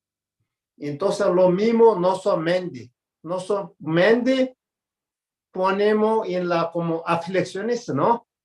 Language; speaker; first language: Spanish; non-native, learner; Tibetan